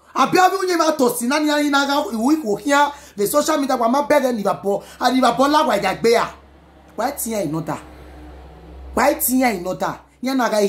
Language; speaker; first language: Nigerian Pidgin; non-native, local second language; Bini